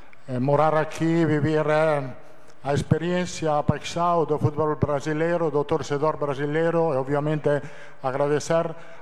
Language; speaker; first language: Portuguese; non-native, fluent; Italian